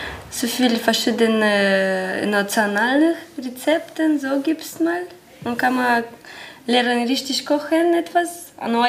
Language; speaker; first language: German; non-native, learner; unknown